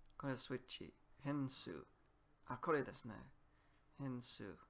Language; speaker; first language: Japanese; non-native, learner; Polish